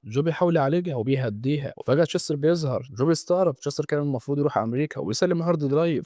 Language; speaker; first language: Arabic; native; Arabic